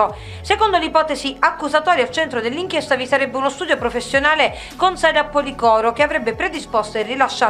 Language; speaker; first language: Italian; native; Italian